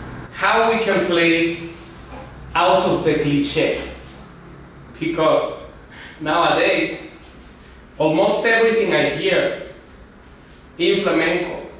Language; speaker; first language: English; non-native, fluent; Spanish